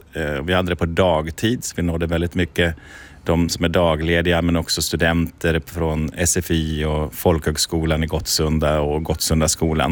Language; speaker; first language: Swedish; native; Swedish